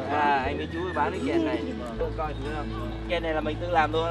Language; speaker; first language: Vietnamese; early bilingual, heritage; Vietnamese